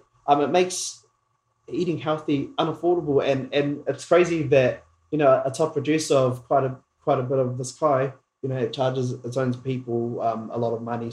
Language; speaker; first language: English; native; English